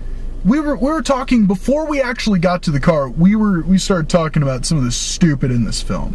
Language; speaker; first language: English; native; English